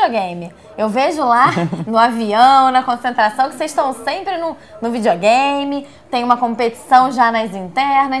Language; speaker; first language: Portuguese; native; Portuguese